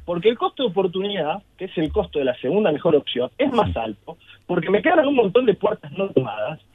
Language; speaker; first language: Spanish; native; Spanish